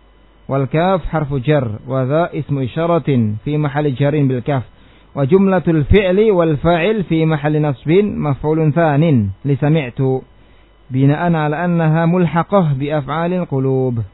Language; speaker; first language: Arabic; non-native, fluent; Indonesian